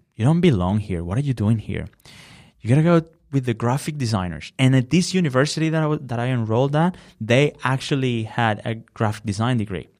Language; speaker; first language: English; non-native, fluent; Spanish